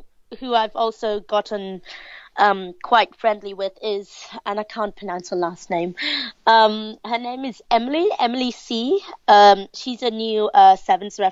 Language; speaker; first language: English; native; English